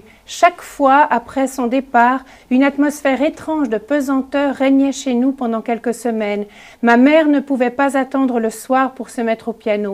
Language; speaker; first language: French; native; French